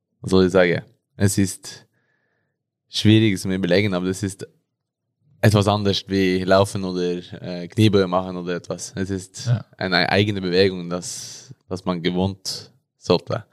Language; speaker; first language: German; non-native, learner; Norwegian